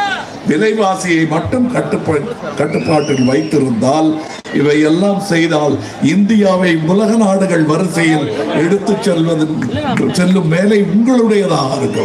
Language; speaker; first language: Tamil; native; Tamil